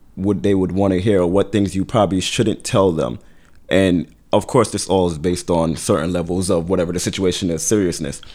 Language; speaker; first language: English; native; English